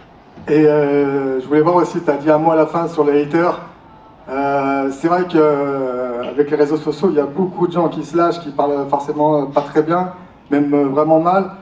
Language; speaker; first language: French; native; French